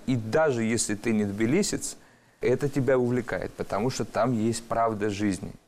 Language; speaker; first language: Russian; early bilingual, other home language; Georgian